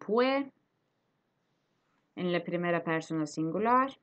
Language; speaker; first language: Spanish; non-native, fluent; Turkish